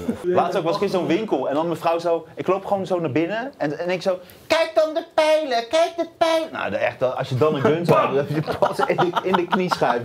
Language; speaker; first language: Dutch; native; Dutch